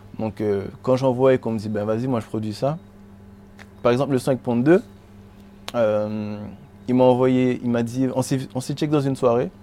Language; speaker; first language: French; native; French